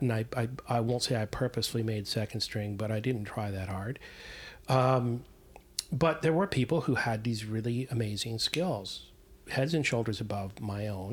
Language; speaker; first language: English; native; English